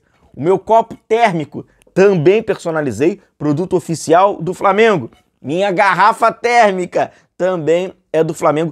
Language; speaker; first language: Portuguese; native; Portuguese